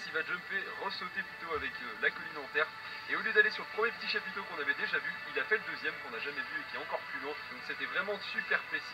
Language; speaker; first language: French; native; French